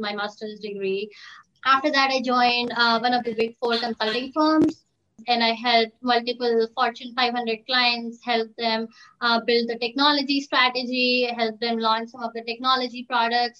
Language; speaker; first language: English; non-native, local second language; Hindi